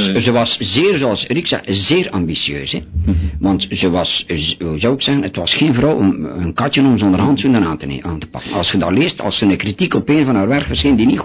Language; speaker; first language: Dutch; native; Dutch